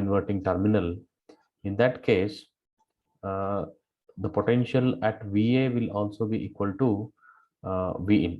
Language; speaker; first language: English; non-native, local second language; Kannada